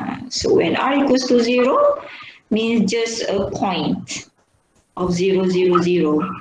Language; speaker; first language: English; non-native, local second language; Malay